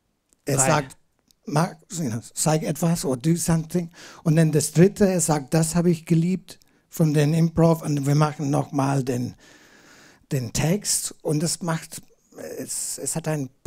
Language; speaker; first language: German; non-native, learner; English